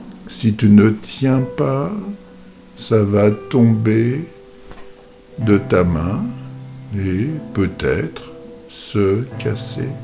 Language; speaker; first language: French; native; French